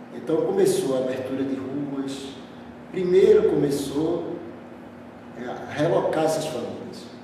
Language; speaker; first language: Portuguese; native; Portuguese